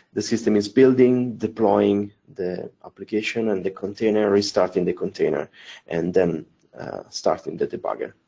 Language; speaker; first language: English; non-native, fluent; Italian